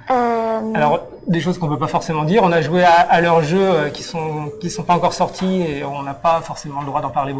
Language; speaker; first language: French; native; French